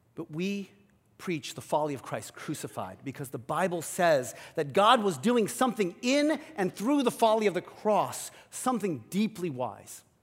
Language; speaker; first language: English; early bilingual, other home language; Korean